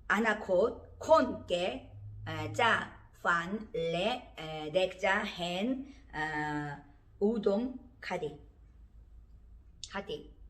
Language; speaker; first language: Thai; non-native, learner; Korean